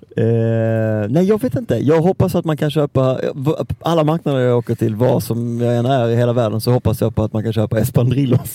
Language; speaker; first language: Swedish; native; Swedish